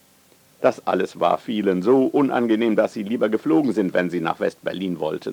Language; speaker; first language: German; native; German